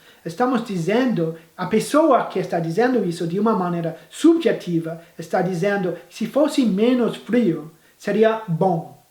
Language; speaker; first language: Portuguese; non-native, fluent; English